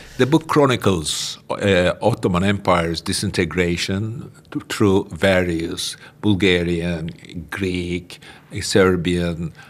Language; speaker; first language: English; non-native, fluent; Turkish